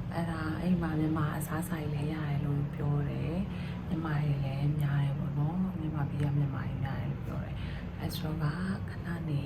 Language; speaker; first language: Burmese; non-native, local second language; Shan